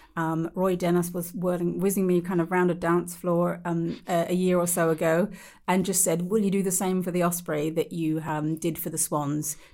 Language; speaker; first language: English; native; English